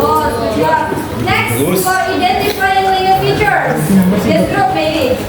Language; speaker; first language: English; non-native, learner; Indonesian